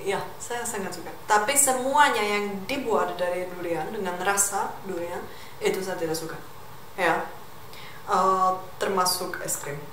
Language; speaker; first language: Indonesian; non-native, fluent; Czech